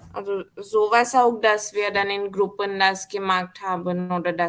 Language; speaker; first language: German; non-native, fluent; Hindi